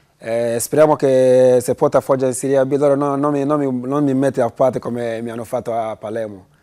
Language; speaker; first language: Italian; non-native, learner; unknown